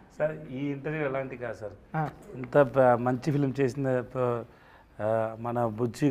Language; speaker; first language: Telugu; non-native, learner; Tamil